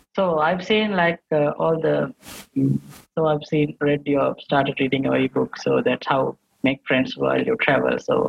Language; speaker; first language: English; non-native, local second language; Sinhala